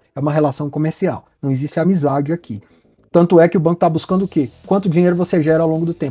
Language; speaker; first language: Portuguese; native; Portuguese